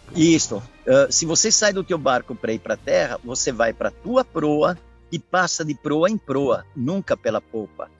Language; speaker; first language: Portuguese; early bilingual, other home language; Italian